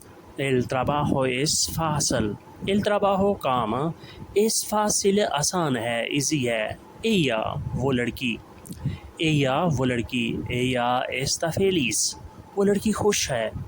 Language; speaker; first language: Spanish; non-native, learner; Urdu